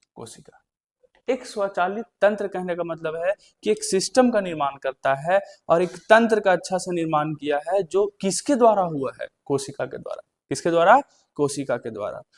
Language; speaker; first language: Hindi; native; Hindi